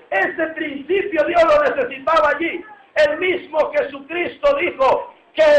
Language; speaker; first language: Spanish; native; Spanish